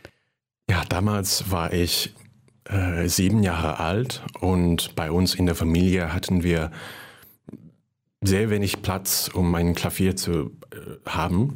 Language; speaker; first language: German; non-native, fluent; Cantonese